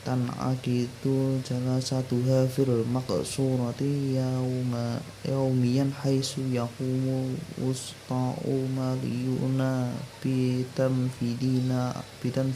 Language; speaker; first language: Arabic; non-native, learner; Indonesian